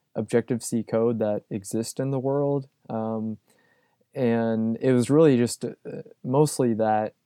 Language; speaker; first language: English; native; English